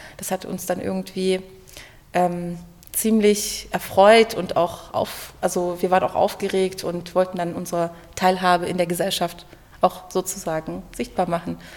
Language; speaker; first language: German; early bilingual, other home language; Turkish